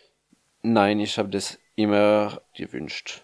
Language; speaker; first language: German; non-native, fluent; French